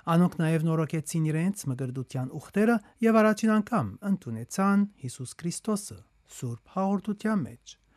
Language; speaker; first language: Armenian; native; Armenian